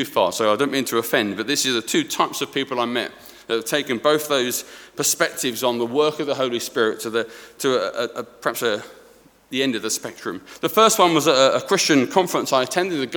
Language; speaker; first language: English; native; English